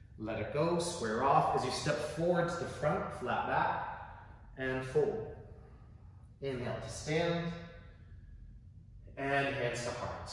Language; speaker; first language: English; native; English